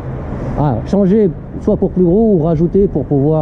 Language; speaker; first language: French; native; French